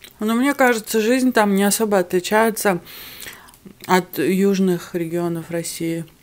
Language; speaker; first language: Russian; early bilingual, other home language; Armenian